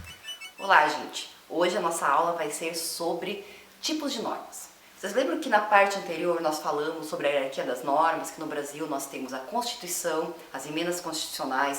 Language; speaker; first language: Portuguese; native; Portuguese